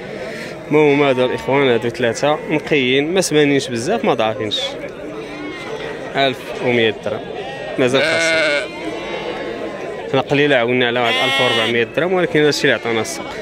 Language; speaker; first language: Arabic; native; Arabic